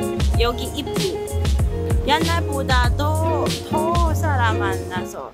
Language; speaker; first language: Korean; non-native, learner; Cantonese